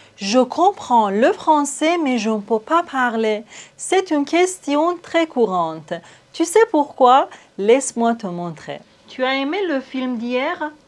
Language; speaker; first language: French; non-native, fluent; Persian